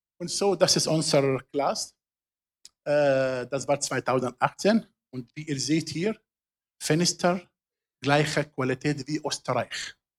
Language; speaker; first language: German; non-native, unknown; Arabic